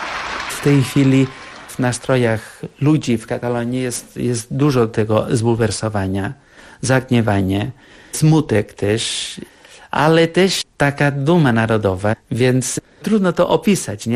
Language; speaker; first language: Polish; non-native, fluent; Catalan